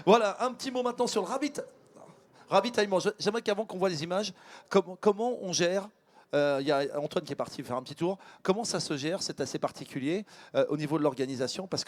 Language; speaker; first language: French; native; French